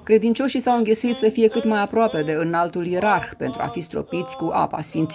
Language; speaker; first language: Romanian; native; Romanian